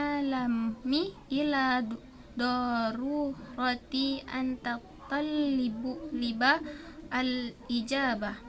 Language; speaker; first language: Arabic; non-native, learner; Indonesian